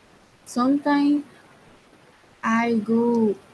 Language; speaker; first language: English; non-native, learner; Spanish